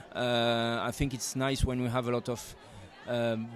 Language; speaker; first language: English; non-native, fluent; French